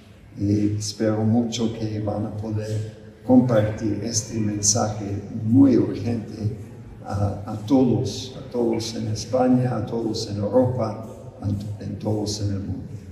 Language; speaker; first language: Spanish; non-native, fluent; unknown